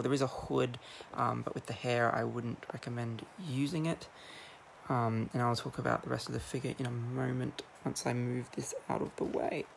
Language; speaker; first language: English; native; English